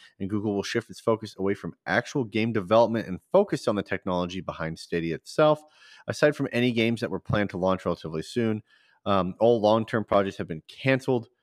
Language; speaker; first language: English; native; English